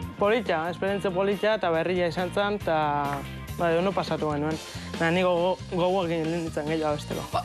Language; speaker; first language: Basque; native; Basque